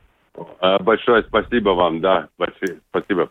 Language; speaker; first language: Russian; non-native, local second language; Latvian